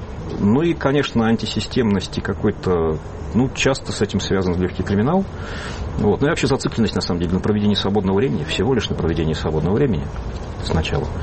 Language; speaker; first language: Russian; native; Russian